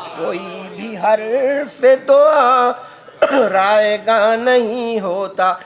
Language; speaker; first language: Urdu; native; Urdu